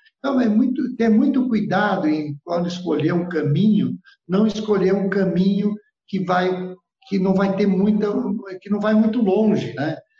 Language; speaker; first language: Portuguese; early bilingual, other home language; Italian